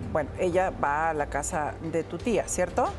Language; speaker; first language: Spanish; native; Spanish